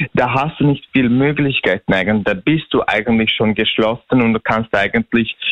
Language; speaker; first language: German; non-native, fluent; Bosnian